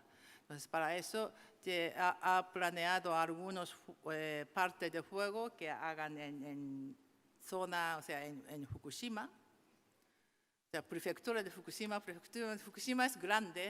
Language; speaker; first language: Spanish; non-native, fluent; Japanese